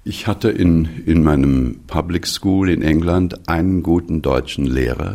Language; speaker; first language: German; non-native, fluent; English